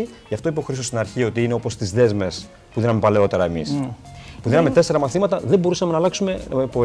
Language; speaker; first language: Greek; native; Greek